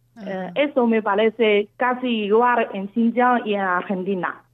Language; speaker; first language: Spanish; non-native, fluent; Chinese